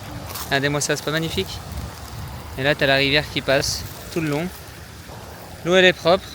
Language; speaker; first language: French; native; French